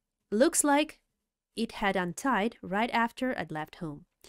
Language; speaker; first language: English; non-native, fluent; Russian